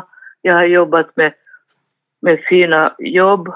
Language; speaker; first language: Swedish; non-native, fluent; Finnish